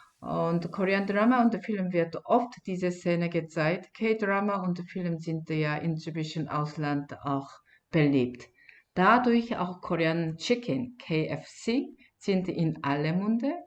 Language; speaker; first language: German; non-native, fluent; Korean